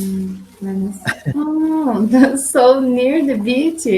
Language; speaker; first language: English; non-native, learner; Portuguese